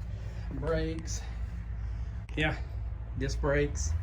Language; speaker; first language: English; native; English